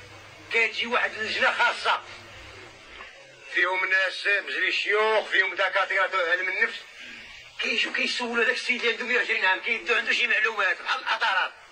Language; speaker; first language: Arabic; native; Arabic